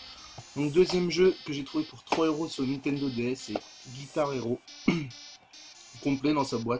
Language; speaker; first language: French; native; French